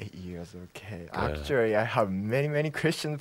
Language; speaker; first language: English; non-native, learner; Japanese